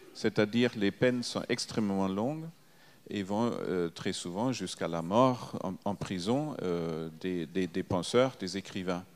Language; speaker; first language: French; non-native, fluent; German